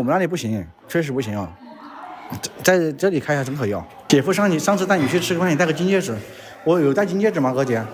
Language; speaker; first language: Chinese; native; Chinese